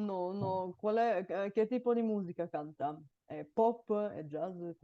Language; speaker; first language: Italian; non-native, learner; Bulgarian